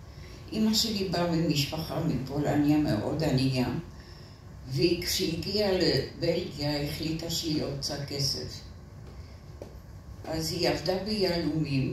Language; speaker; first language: Hebrew; non-native, fluent; French